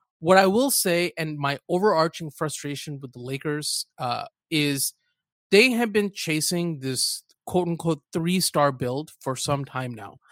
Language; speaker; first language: English; early bilingual, other home language; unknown